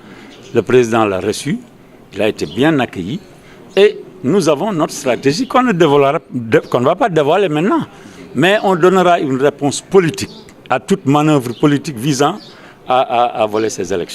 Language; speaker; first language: French; non-native, local second language; Wolof